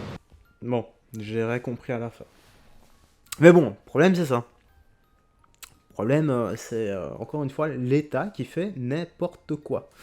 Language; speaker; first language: French; native; French